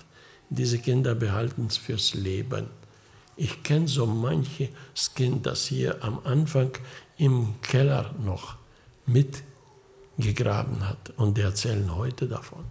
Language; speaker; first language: German; early bilingual, heritage; German